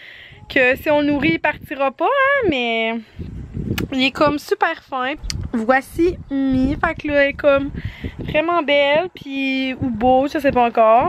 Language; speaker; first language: French; native; French